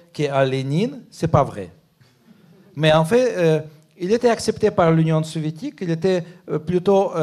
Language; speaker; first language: French; non-native, fluent; Ukrainian